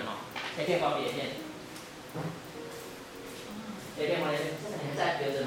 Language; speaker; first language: Chinese; native; Chinese